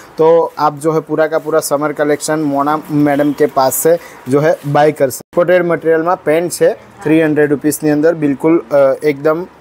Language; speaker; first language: Hindi; non-native, local second language; Gujarati